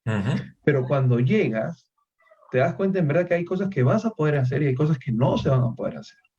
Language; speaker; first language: Spanish; native; Spanish